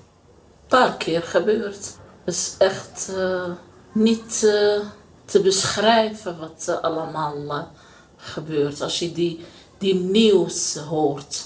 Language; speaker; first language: Dutch; non-native, learner; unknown